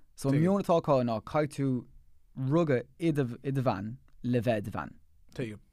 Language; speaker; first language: Irish; non-native, local second language; English